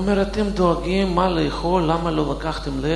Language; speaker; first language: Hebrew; non-native, fluent; Russian